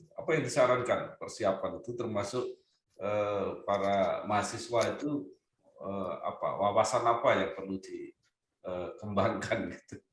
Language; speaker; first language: Indonesian; native; Indonesian